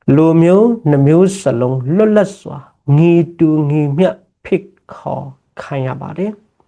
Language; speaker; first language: Burmese; non-native, local second language; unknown